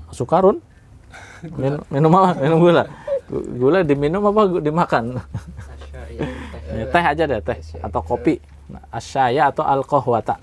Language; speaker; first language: Indonesian; native; Indonesian